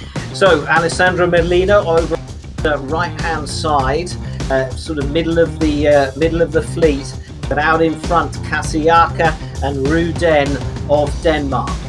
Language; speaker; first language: English; native; English